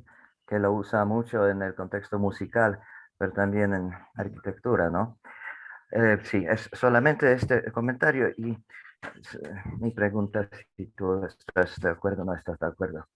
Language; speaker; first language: Spanish; non-native, fluent; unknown